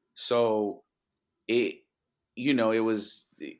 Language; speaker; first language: English; early bilingual, other home language; Spanish